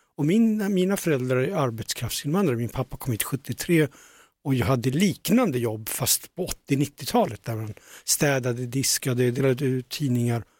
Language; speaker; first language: Swedish; early bilingual, other home language; Punjabi